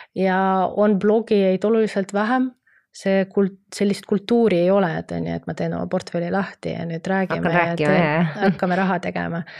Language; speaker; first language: Estonian; non-native, local second language; Russian